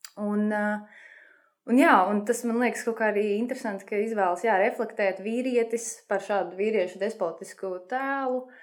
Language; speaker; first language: Latvian; native; Latvian